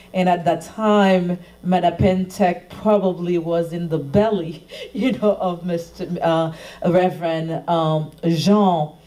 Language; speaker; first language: English; non-native, fluent; Haitian Creole